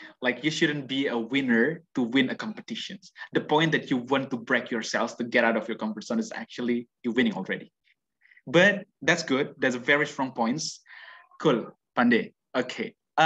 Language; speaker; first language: English; non-native, fluent; Indonesian